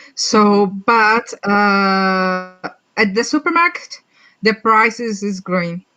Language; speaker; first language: English; non-native, learner; Portuguese